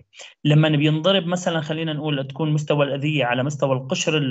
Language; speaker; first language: Arabic; native; Arabic